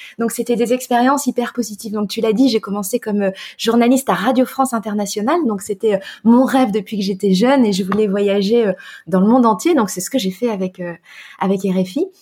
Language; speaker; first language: French; native; French